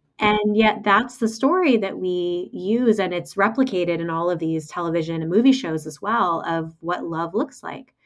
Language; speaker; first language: English; native; English